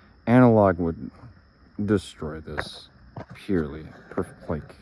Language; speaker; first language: English; native; English